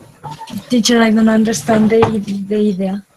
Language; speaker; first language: English; non-native, learner; Spanish